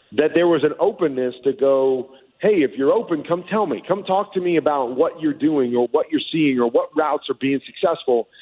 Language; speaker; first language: English; native; English